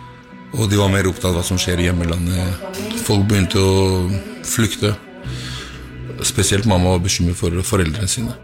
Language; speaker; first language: Norwegian; early bilingual, other home language; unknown